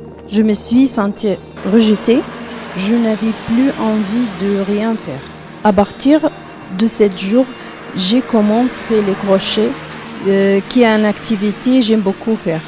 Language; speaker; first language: French; non-native, learner; Arabic